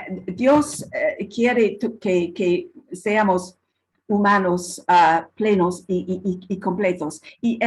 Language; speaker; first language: Spanish; non-native, fluent; English